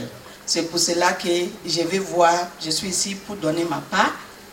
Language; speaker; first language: French; non-native, learner; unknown